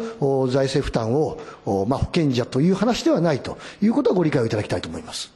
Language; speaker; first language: Japanese; native; Japanese